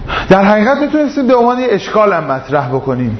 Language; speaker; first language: Persian; native; Persian